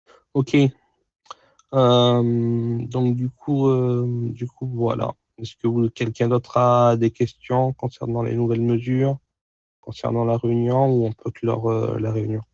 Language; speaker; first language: French; native; French